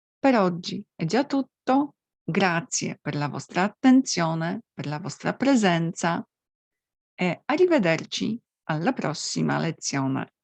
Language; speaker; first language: Italian; non-native, fluent; Polish